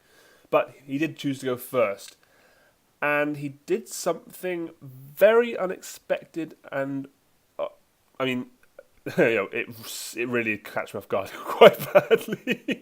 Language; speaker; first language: English; native; English